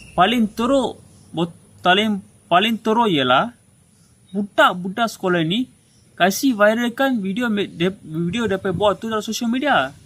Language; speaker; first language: Malay; non-native, local second language; Tamil